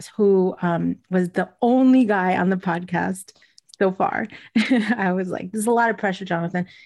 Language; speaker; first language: English; native; English